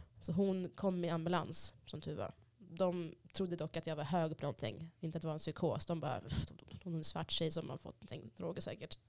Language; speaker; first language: Swedish; early bilingual, other home language; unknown